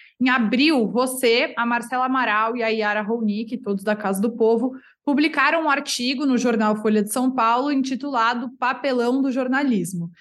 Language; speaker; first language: Portuguese; native; Portuguese